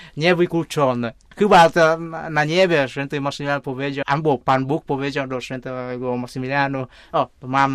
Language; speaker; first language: Polish; non-native, fluent; Vietnamese